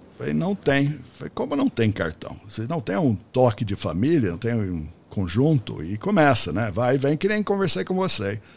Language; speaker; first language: Portuguese; non-native, fluent; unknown